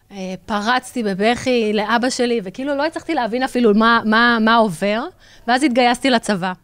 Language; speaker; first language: Hebrew; native; Hebrew